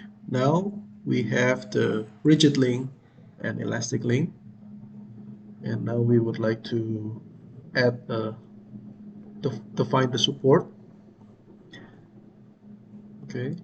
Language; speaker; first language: English; non-native, fluent; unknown